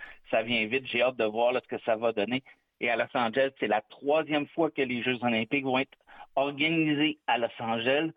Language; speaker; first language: French; native; French